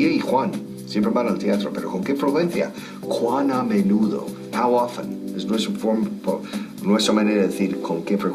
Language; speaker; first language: Spanish; native; Spanish